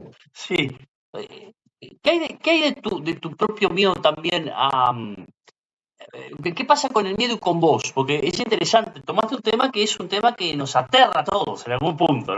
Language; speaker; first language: Spanish; native; Spanish